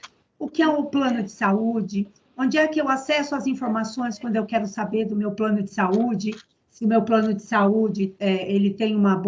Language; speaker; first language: Portuguese; native; Portuguese